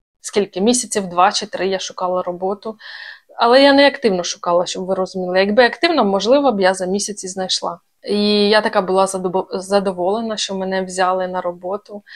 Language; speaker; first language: Ukrainian; native; Ukrainian